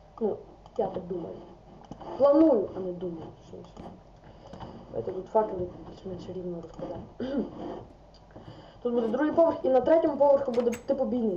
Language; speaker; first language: Ukrainian; native; Ukrainian